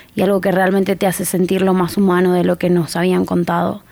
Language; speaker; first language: Spanish; native; Spanish